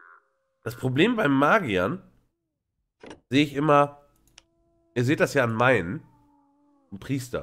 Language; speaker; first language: German; native; German